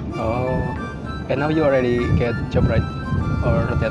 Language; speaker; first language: English; non-native, learner; Indonesian